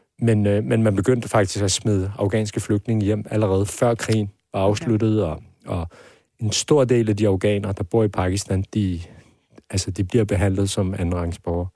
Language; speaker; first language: Danish; early bilingual, other home language; Persian